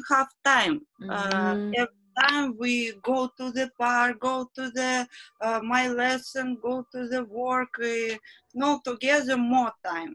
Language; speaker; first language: English; non-native, learner; Russian